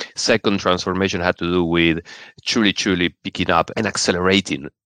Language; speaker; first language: English; non-native, fluent; Spanish